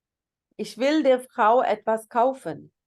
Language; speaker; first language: German; non-native, fluent; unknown